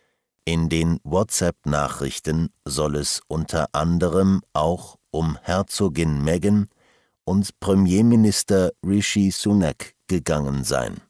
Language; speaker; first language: German; native; German